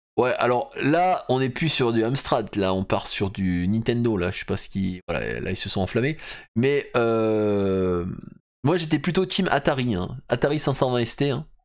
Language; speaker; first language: French; native; French